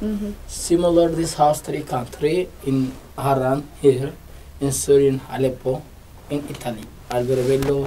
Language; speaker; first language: English; non-native, learner; Arabic